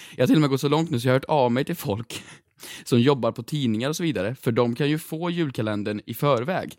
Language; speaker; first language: Swedish; native; Swedish